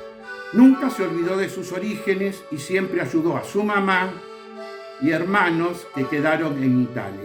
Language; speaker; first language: Spanish; early bilingual, other home language; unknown